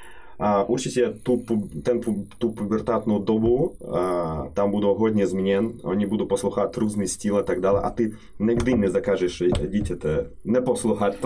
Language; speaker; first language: Czech; non-native, learner; Russian